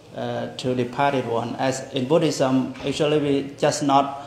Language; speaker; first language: English; non-native, fluent; Khmer